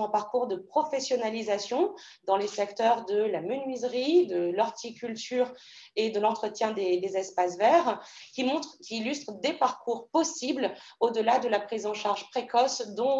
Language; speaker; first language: French; native; French